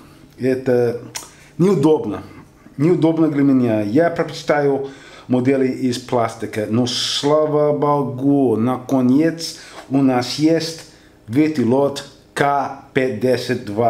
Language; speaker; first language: Russian; non-native, learner; English